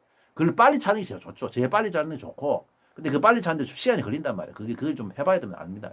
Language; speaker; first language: Korean; native; Korean